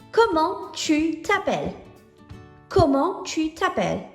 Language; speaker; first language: French; non-native, fluent; English